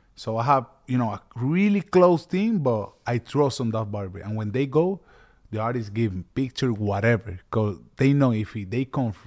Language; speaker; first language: English; early bilingual, other home language; Spanish